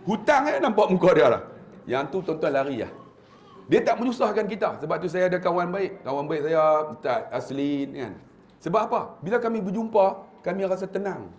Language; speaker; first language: Malay; native; Malay